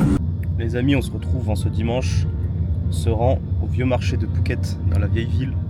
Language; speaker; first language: French; native; French